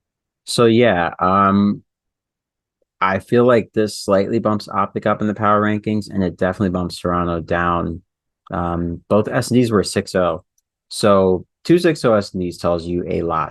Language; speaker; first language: English; native; English